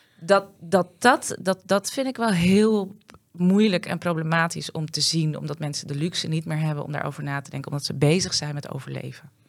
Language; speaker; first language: Dutch; native; Dutch